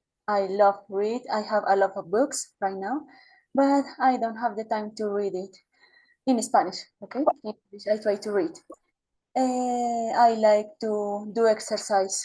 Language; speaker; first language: English; non-native, learner; Spanish